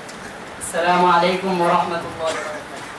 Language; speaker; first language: Arabic; non-native, learner; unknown